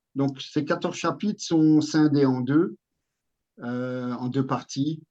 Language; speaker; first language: French; native; French